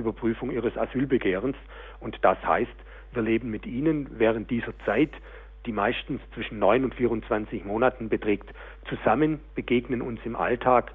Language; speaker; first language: German; native; German